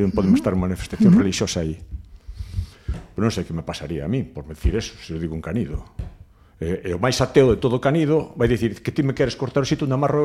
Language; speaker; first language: Galician; native; Galician